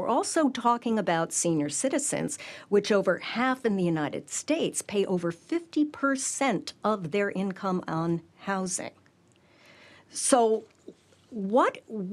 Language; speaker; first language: English; native; English